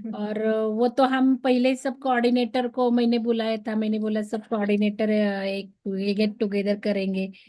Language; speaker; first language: Hindi; non-native, local second language; Marathi